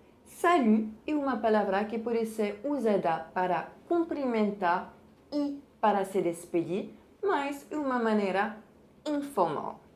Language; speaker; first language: Portuguese; non-native, fluent; French